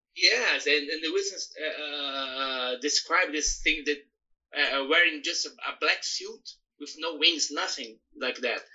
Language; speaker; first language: English; non-native, learner; Portuguese